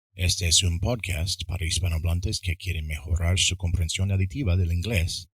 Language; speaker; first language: Spanish; early bilingual, heritage; Spanish